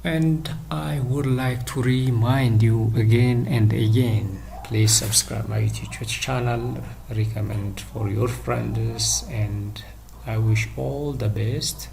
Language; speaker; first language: English; non-native, local second language; Amharic